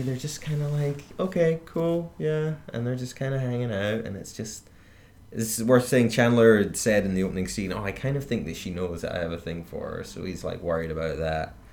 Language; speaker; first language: English; native; English